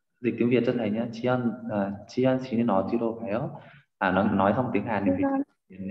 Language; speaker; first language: Vietnamese; native; Vietnamese